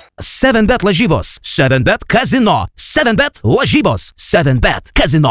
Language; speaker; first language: Lithuanian; native; Lithuanian